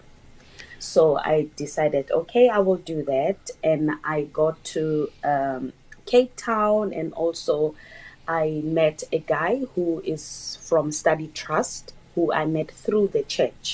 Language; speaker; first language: English; non-native, local second language; Northern Sotho